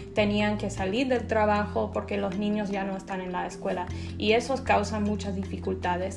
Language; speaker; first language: Spanish; non-native, fluent; English